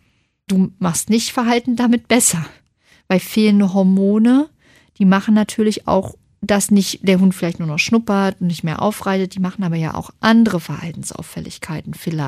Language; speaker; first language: German; native; German